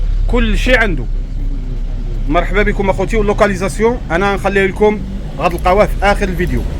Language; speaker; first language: Arabic; native; Arabic